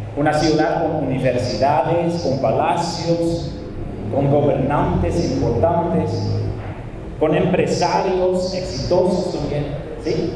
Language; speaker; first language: Spanish; non-native, fluent; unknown